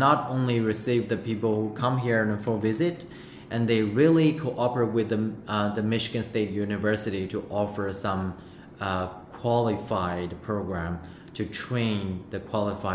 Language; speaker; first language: English; non-native, fluent; Chinese